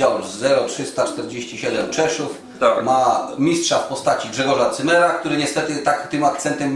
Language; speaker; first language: Polish; native; Polish